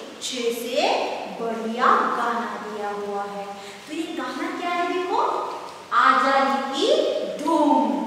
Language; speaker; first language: Hindi; non-native, local second language; Marathi